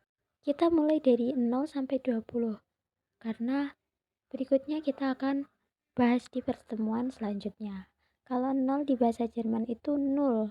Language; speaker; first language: Indonesian; native; Indonesian